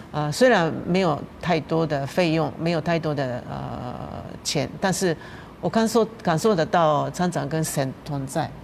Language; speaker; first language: Chinese; non-native, fluent; Japanese